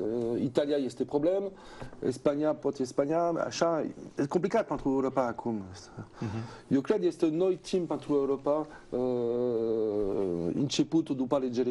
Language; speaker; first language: Romanian; non-native, learner; French